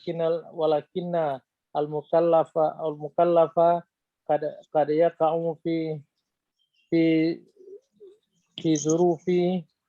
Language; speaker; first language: Arabic; non-native, learner; Indonesian